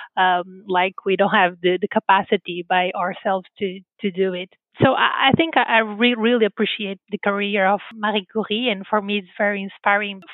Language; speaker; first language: English; non-native, fluent; Portuguese